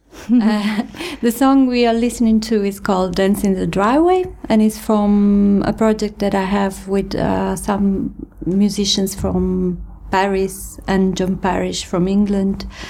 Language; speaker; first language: English; non-native, fluent; Italian